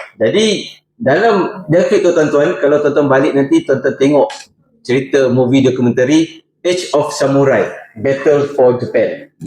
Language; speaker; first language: Malay; native; Malay